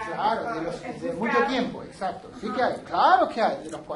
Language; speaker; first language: Spanish; native; Spanish